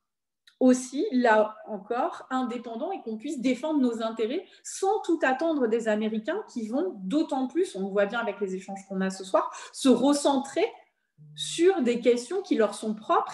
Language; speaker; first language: French; native; French